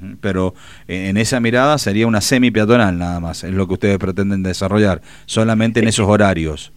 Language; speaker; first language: Spanish; native; Spanish